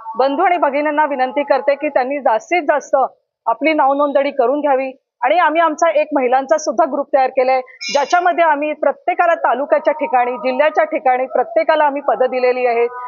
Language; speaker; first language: Marathi; non-native, local second language; Telugu